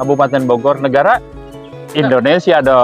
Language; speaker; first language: Indonesian; native; Indonesian